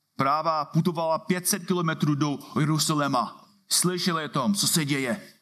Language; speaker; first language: Czech; non-native, fluent; English